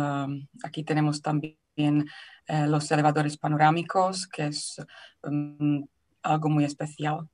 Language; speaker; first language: Spanish; non-native, fluent; Czech